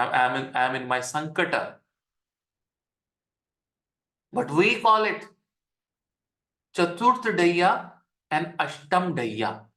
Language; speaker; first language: English; non-native, local second language; Hindi